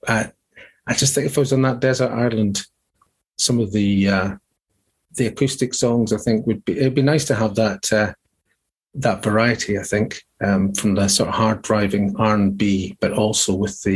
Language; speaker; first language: English; native; English